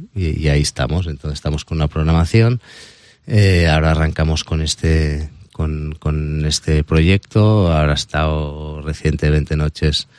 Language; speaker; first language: Spanish; native; Spanish